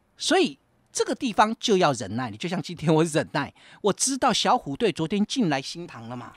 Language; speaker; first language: Chinese; native; Chinese